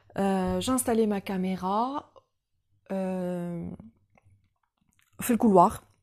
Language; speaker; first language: French; non-native, local second language; Arabic